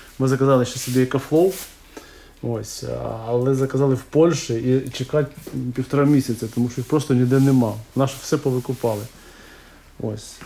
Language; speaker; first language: Ukrainian; native; Ukrainian